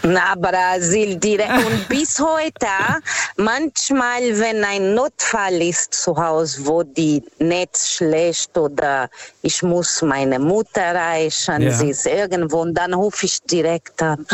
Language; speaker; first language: German; non-native, fluent; Portuguese